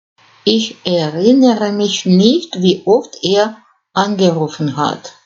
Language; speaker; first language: German; non-native, fluent; Russian